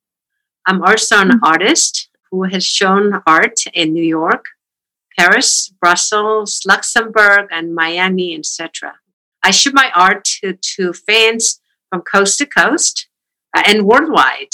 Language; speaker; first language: English; non-native, fluent; Korean